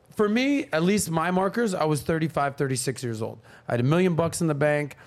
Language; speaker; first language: English; native; English